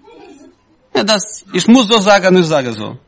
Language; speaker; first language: German; non-native, learner; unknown